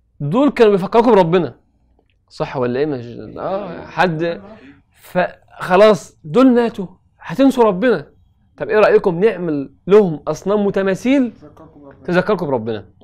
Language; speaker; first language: Arabic; native; Arabic